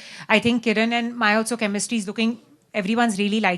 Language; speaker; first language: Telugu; non-native, learner; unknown